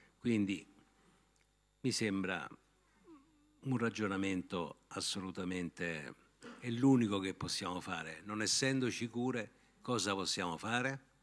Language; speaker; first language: Italian; native; Italian